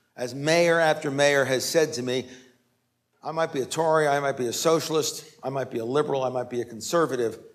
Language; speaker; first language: English; native; English